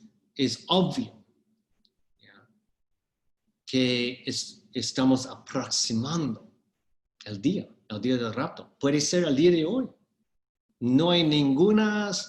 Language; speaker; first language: Spanish; non-native, fluent; English